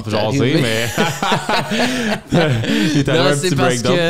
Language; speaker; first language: French; native; French